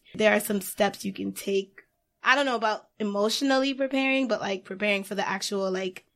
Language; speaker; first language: English; native; English